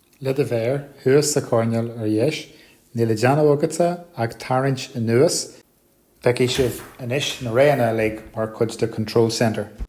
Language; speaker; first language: Irish; non-native, local second language; English